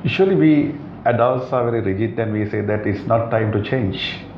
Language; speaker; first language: English; non-native, local second language; Sinhala